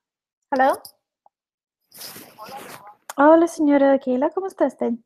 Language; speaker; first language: Spanish; non-native, learner; English